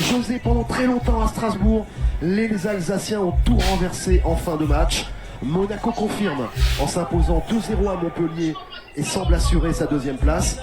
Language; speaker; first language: French; native; French